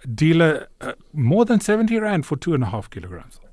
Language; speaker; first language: English; non-native, local second language; Afrikaans